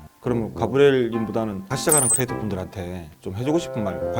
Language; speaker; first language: Korean; native; Korean